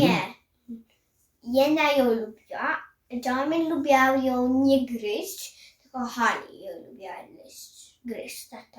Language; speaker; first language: Polish; early bilingual, heritage; Samoan